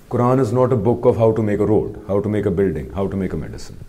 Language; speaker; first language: Urdu; native; Urdu